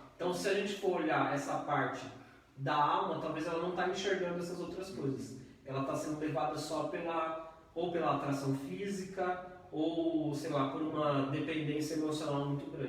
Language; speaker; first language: Portuguese; native; Portuguese